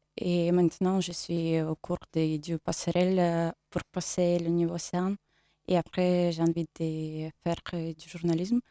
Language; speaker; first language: French; non-native, learner; Russian